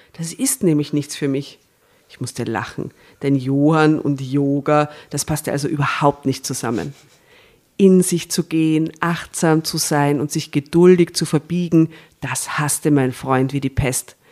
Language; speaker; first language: German; native; German